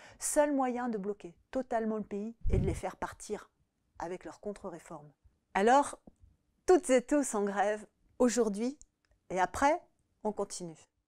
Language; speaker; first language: French; native; French